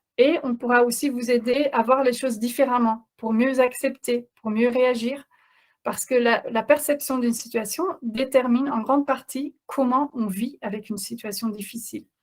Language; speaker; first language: French; non-native, fluent; Dutch